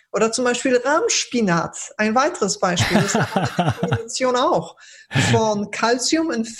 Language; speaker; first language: German; early bilingual, other home language; Polish